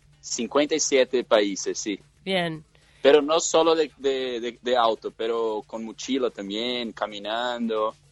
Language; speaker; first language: Spanish; non-native, fluent; Portuguese